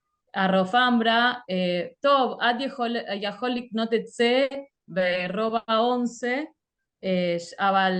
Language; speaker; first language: Hebrew; non-native, fluent; Spanish